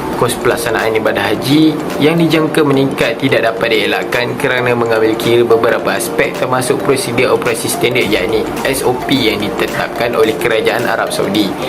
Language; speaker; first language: Malay; native; Malay